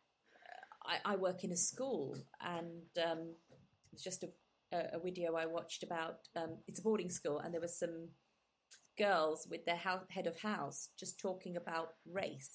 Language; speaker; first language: English; non-native, local second language; Gujarati